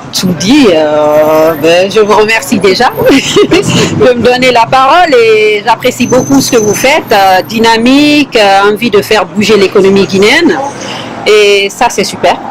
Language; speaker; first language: French; non-native, local second language; Fula